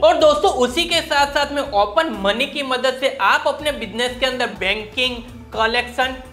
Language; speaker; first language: Hindi; non-native, local second language; Gujarati